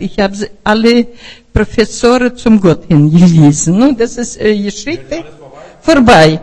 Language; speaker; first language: German; non-native, fluent; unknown